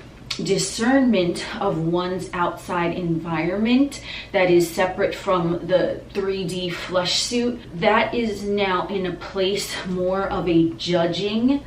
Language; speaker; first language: English; native; English